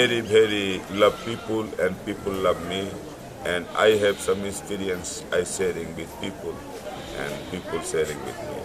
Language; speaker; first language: English; non-native, learner; Hindi